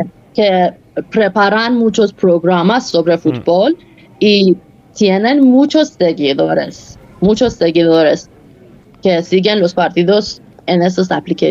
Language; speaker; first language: Spanish; non-native, fluent; Persian